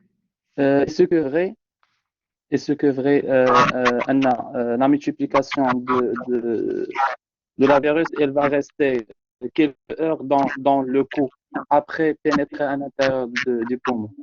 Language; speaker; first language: French; non-native, local second language; Arabic